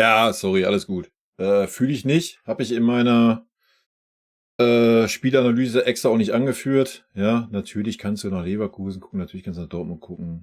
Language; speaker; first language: German; native; German